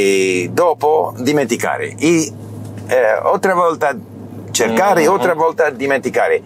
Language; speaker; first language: Italian; non-native, learner; English